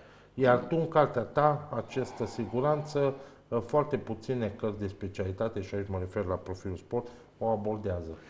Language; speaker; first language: Romanian; native; Romanian